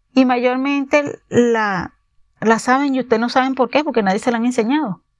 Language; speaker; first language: Spanish; native; Spanish